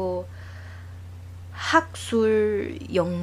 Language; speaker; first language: Korean; non-native, learner; Chinese